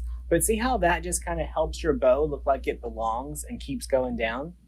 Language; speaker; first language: English; native; English